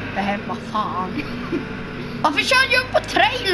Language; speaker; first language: Swedish; native; Swedish